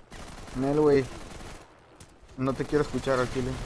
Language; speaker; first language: Spanish; native; Spanish